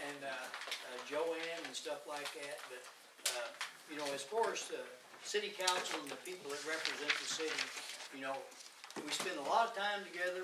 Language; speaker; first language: English; native; English